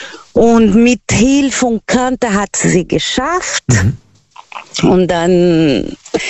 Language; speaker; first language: German; non-native, learner; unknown